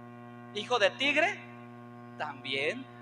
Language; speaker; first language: Spanish; native; Spanish